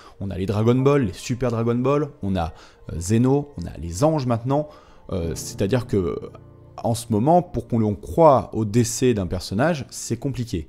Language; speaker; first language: French; native; French